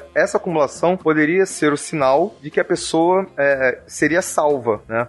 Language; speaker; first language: Portuguese; native; Portuguese